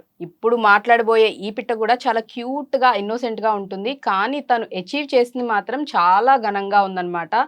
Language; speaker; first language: Telugu; native; Telugu